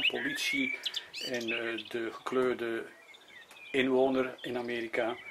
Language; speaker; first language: Dutch; native; Dutch